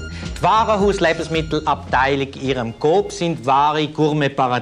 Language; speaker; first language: German; native; German